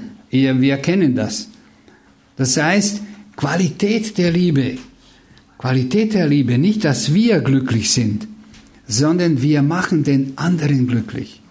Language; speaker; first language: German; non-native, fluent; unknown